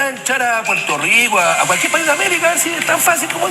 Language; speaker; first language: Spanish; native; Spanish